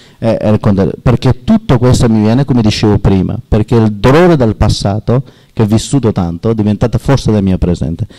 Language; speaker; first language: Italian; non-native, learner; Persian